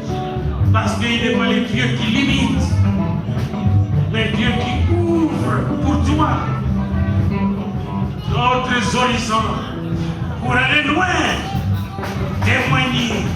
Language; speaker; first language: French; non-native, local second language; Lingala